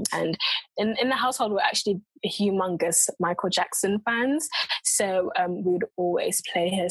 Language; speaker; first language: English; native; English